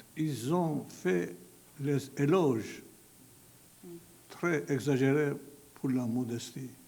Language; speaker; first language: French; non-native, fluent; Albanian